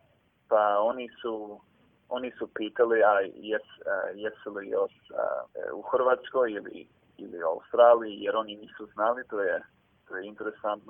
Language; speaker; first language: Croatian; early bilingual, heritage; English